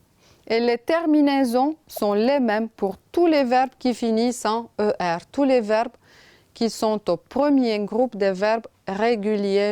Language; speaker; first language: French; non-native, fluent; Romanian